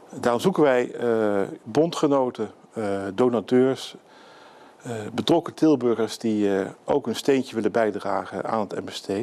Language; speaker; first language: Dutch; native; Dutch